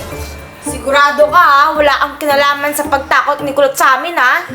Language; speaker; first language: Filipino; native; Filipino